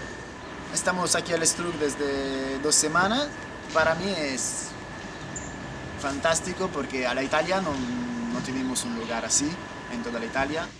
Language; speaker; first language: Spanish; non-native, learner; Italian